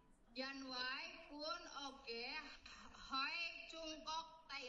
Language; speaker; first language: Cantonese; non-native, learner; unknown